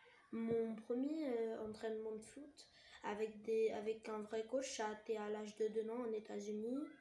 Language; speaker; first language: French; early bilingual, other home language; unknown